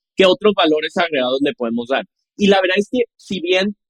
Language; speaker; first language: Spanish; native; Spanish